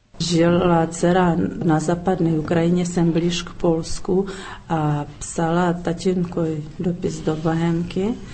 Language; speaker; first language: Czech; early bilingual, heritage; Czech